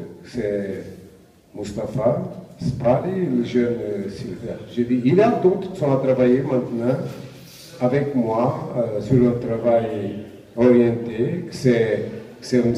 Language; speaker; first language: French; non-native, fluent; Portuguese